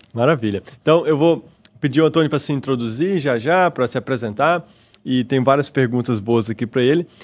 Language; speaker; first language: Portuguese; native; Portuguese